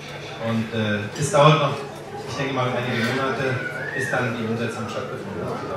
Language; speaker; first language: German; native; German